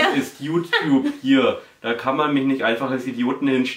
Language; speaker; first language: German; native; German